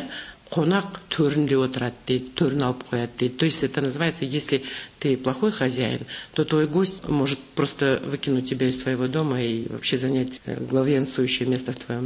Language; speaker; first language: Russian; non-native, local second language; Kazakh